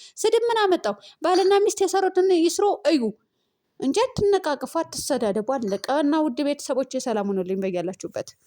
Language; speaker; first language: Amharic; native; Amharic